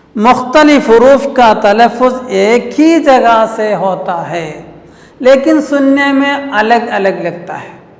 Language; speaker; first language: Urdu; non-native, local second language; Malayalam